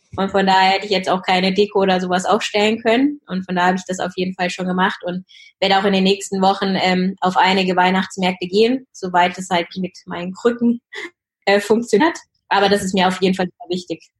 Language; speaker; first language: German; native; German